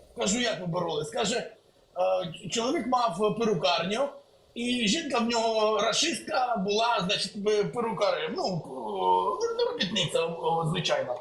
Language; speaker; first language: Ukrainian; native; Ukrainian